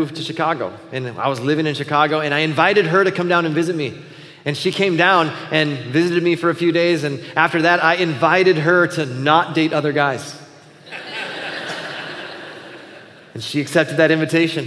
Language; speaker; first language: English; native; English